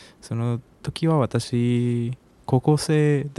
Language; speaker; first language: Japanese; non-native, learner; Spanish